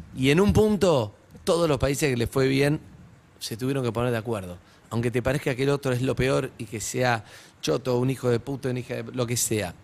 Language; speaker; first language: Spanish; native; Spanish